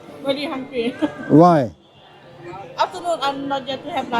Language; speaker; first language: English; non-native, local second language; Chinese